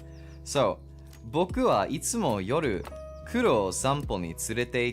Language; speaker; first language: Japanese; non-native, learner; English